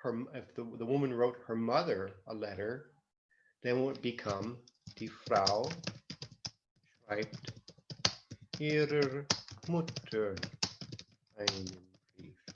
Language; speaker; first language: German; non-native, fluent; English